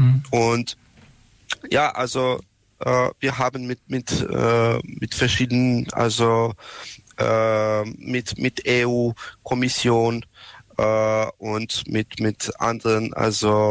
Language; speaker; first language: German; non-native, learner; Serbian